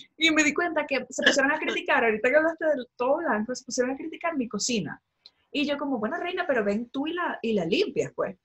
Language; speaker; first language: Spanish; native; Spanish